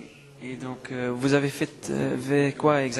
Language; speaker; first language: French; non-native, local second language; Dutch